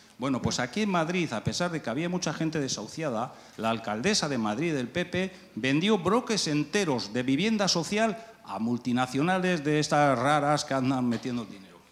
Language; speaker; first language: Spanish; native; Spanish